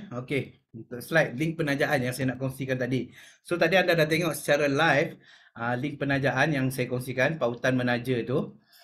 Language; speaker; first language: Malay; native; Malay